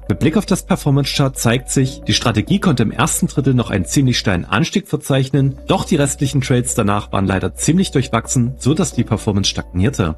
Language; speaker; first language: German; native; German